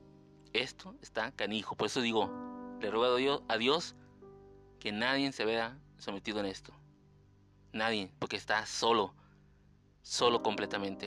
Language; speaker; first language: Spanish; native; Spanish